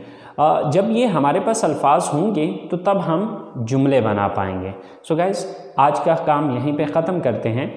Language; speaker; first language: Urdu; native; Urdu